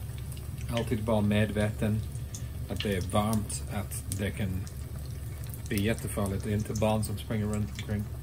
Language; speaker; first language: Swedish; non-native, fluent; English